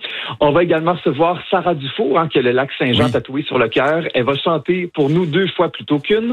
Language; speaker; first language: French; native; French